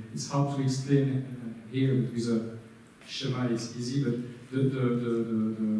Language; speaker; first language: English; non-native, learner; French